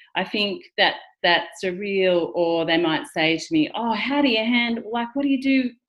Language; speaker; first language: English; native; English